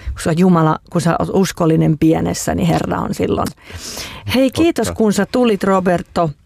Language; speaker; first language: Finnish; native; Finnish